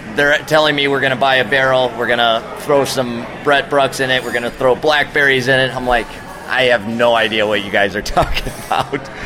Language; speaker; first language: English; native; English